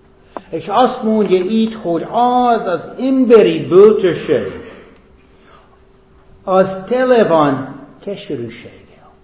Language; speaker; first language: Hungarian; non-native, fluent; English